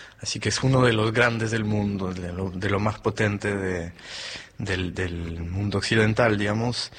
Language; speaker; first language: Spanish; non-native, fluent; French